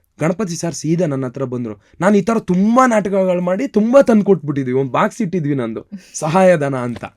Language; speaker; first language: Kannada; native; Kannada